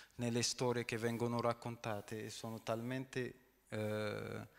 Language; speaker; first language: Italian; non-native, fluent; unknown